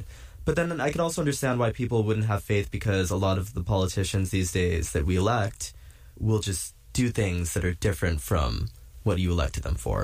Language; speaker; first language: English; native; English